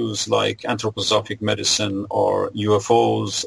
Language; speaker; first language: English; non-native, local second language; German